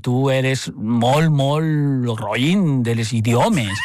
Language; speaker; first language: Catalan; non-native, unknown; Chinese